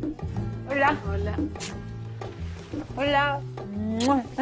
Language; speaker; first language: Spanish; non-native, learner; French